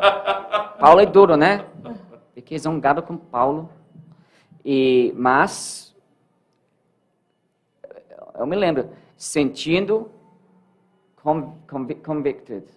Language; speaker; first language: Portuguese; non-native, learner; English